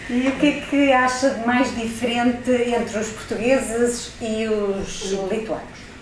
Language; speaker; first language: Portuguese; native; Portuguese